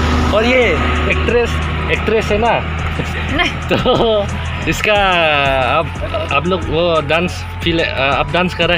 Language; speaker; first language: Hindi; non-native, learner; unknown